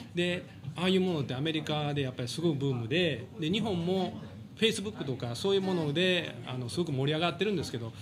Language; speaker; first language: Japanese; native; Japanese